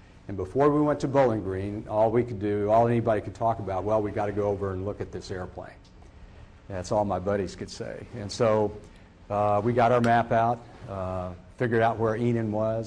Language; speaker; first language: English; native; English